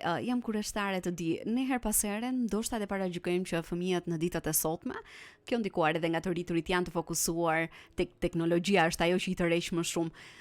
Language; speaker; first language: Albanian; native; Albanian